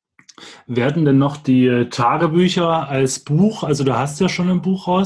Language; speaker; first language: German; native; German